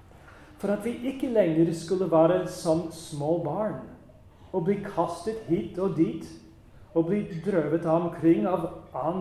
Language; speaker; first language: Norwegian; non-native, fluent; English